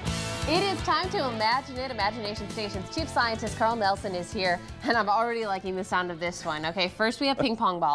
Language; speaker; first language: English; native; English